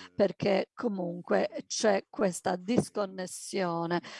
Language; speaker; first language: Italian; non-native, fluent; Dutch